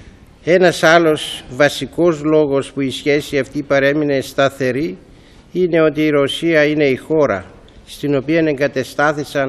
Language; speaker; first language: Greek; native; Greek